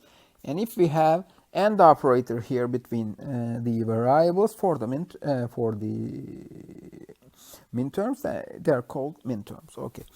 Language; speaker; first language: English; non-native, fluent; Turkish